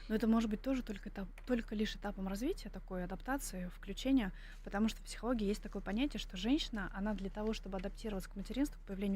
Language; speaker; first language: Russian; native; Russian